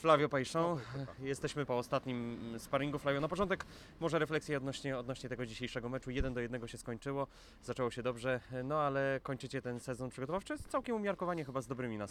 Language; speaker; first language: Polish; native; Polish